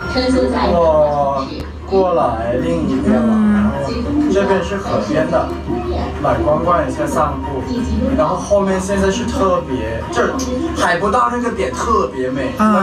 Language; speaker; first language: Chinese; non-native, fluent; Thai